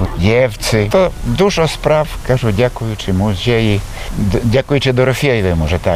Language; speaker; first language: Polish; non-native, local second language; Belarusian